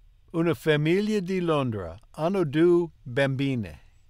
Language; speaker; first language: Italian; non-native, learner; English